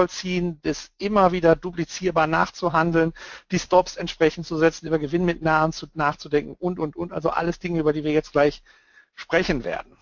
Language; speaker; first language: German; native; German